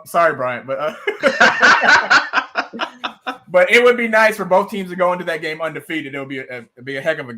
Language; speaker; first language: English; native; English